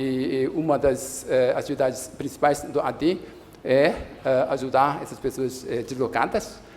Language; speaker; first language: Portuguese; non-native, fluent; Japanese